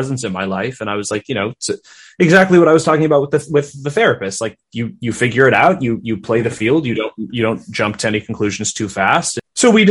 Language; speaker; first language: English; native; English